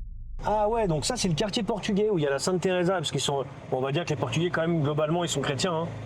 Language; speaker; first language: French; native; French